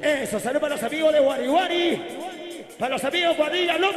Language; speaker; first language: Spanish; native; Spanish